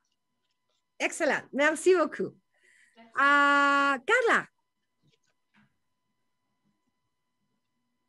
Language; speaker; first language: French; non-native, learner; Spanish